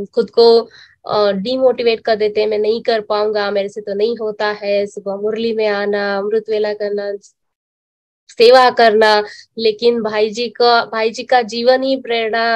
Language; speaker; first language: Hindi; non-native, local second language; Marathi